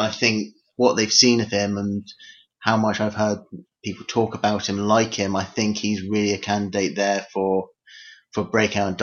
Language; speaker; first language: English; native; English